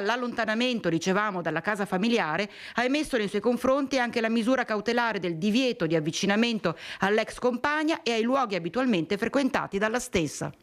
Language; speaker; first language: Italian; native; Italian